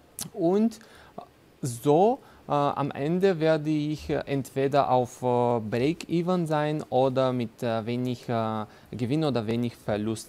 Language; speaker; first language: German; non-native, fluent; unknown